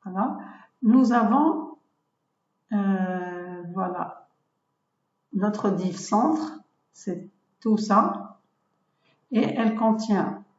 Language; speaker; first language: French; non-native, local second language; Arabic